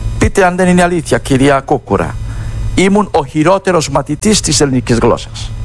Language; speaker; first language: Greek; non-native, fluent; Spanish